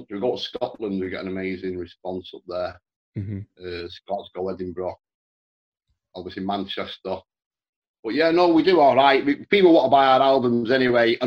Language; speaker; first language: English; native; English